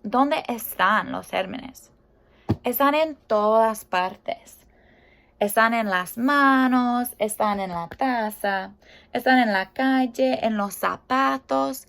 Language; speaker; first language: Spanish; non-native, fluent; English